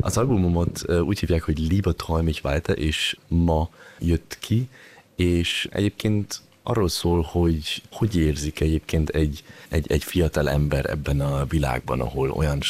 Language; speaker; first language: Hungarian; early bilingual, heritage; German